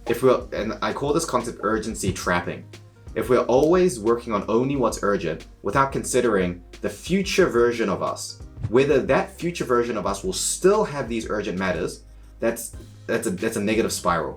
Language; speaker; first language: English; native; English